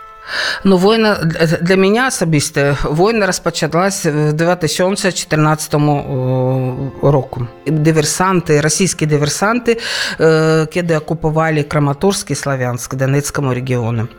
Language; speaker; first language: Ukrainian; non-native, local second language; Russian